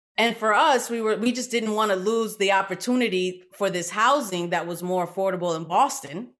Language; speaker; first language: English; native; English